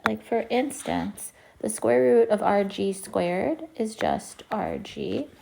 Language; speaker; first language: English; native; English